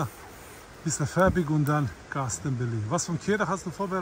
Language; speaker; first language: German; non-native, learner; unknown